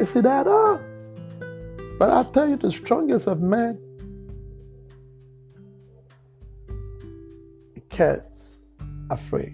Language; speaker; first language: English; non-native, local second language; Yoruba